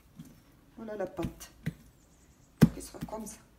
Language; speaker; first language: French; non-native, local second language; Arabic